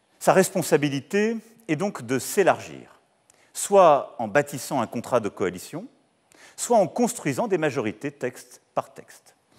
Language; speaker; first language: French; native; French